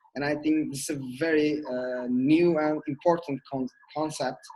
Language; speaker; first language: English; non-native, fluent; Turkish